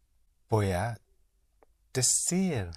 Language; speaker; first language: Spanish; non-native, learner; English